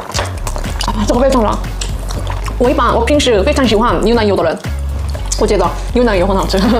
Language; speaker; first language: Chinese; non-native, learner; Korean